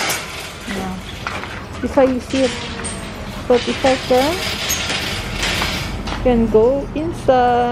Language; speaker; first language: English; non-native, learner; Filipino